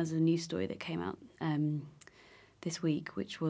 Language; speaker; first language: English; native; English